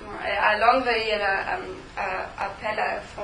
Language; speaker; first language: French; non-native, learner; German